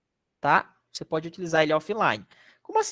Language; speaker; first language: Portuguese; native; Portuguese